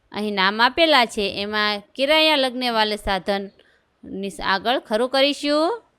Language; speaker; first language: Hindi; non-native, local second language; Gujarati